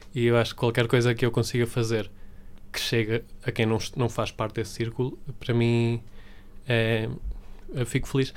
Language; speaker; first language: Portuguese; early bilingual, other home language; Spanish